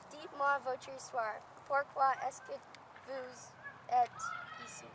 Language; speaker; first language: French; non-native, learner; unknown